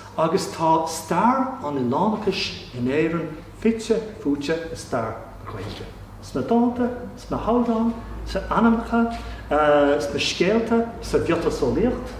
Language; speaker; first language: Irish; non-native, local second language; English